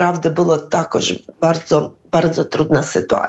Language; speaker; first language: Polish; non-native, fluent; Ukrainian